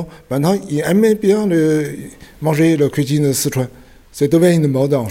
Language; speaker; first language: French; non-native, fluent; Chinese